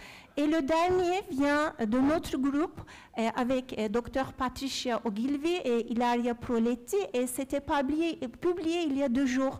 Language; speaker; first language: French; non-native, fluent; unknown